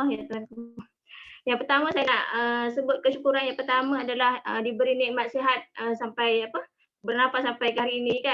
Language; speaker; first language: Malay; native; Malay